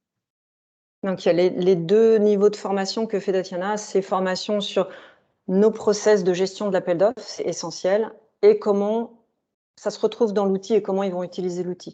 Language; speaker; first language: French; native; French